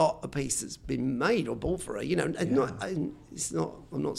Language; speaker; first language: English; native; English